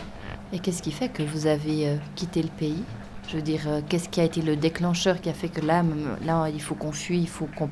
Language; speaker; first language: French; native; French